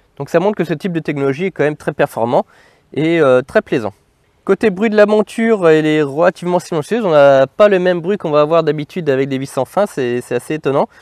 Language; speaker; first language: French; native; French